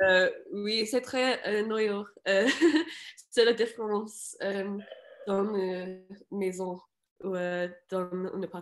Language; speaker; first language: French; non-native, learner; English